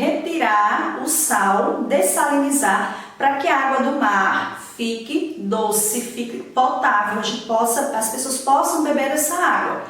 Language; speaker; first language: Portuguese; native; Portuguese